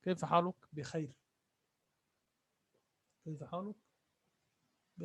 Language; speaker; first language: Arabic; non-native, fluent; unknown